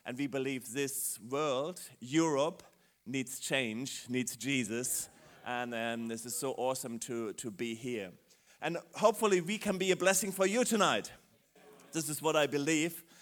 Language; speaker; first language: English; non-native, fluent; German